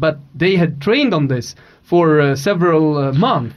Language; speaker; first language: English; non-native, fluent; Swedish